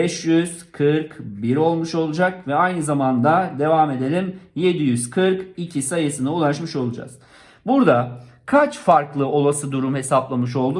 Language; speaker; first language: Turkish; native; Turkish